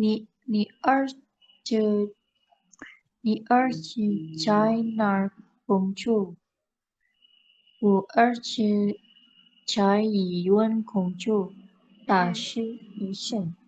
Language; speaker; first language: Chinese; non-native, learner; Indonesian